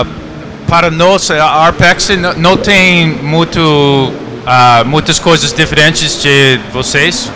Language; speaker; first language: Portuguese; non-native, fluent; English